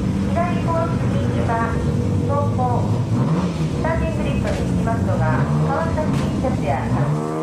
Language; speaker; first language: Japanese; native; Japanese